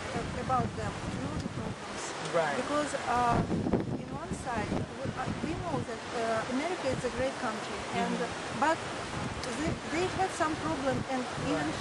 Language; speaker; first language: English; non-native, fluent; Russian